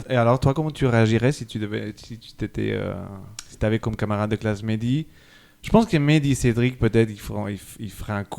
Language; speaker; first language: French; native; French